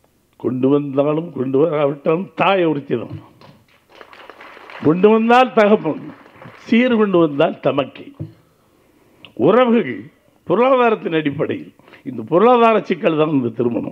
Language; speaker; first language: Tamil; native; Tamil